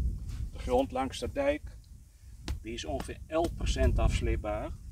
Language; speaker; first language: Dutch; native; Dutch